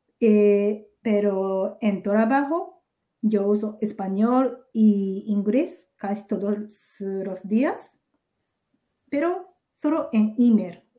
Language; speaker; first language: Spanish; non-native, learner; Japanese